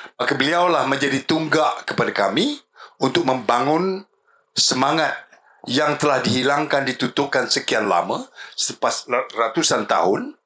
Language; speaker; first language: Malay; native; Malay